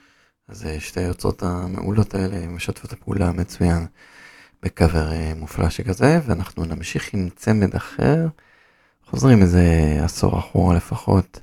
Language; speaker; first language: Hebrew; native; Hebrew